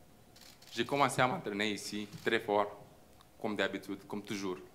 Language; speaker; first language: French; non-native, fluent; Romanian